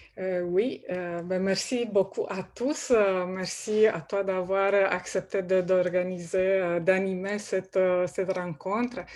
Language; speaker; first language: French; non-native, fluent; Romanian